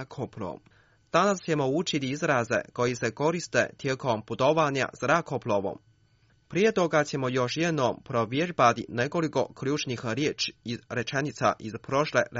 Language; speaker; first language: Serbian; non-native, fluent; Chinese